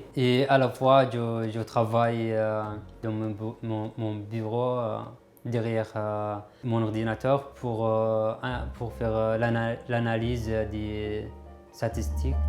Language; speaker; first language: French; non-native, fluent; Arabic